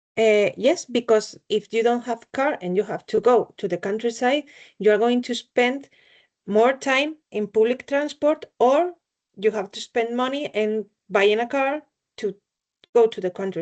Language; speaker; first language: English; non-native, learner; Spanish